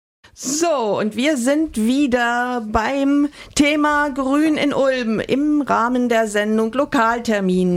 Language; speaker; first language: German; native; German